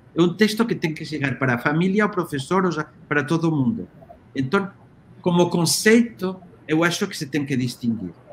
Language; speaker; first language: Portuguese; non-native, fluent; Spanish